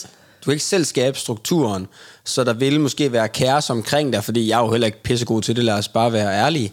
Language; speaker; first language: Danish; native; Danish